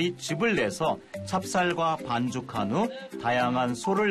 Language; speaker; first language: Korean; native; Korean